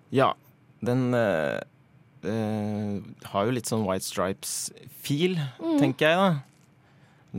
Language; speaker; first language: Norwegian; native; Norwegian